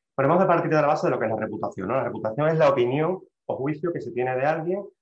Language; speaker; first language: Spanish; native; Spanish